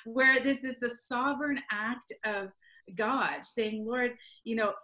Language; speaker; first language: English; native; English